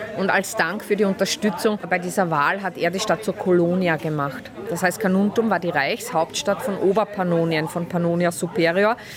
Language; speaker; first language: German; native; German